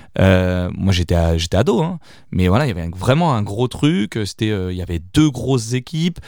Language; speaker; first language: French; early bilingual, other home language; Italian